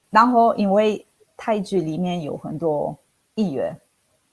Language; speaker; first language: Chinese; non-native, fluent; Italian